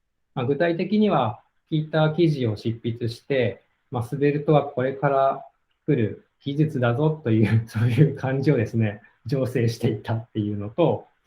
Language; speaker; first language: Japanese; native; Japanese